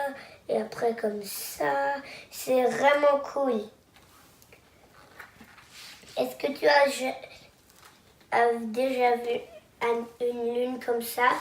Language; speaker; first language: French; non-native, local second language; English